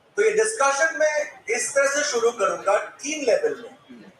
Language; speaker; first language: Hindi; non-native, local second language; Assamese